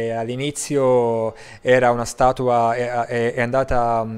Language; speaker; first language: Italian; native; Italian